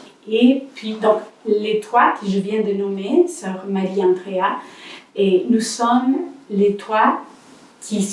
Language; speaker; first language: French; non-native, learner; Spanish